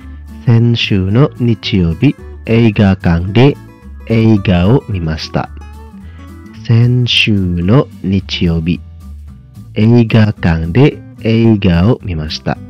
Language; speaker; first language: Japanese; non-native, fluent; Indonesian